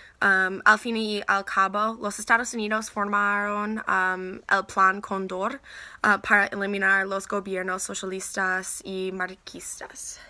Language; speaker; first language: Spanish; non-native, learner; English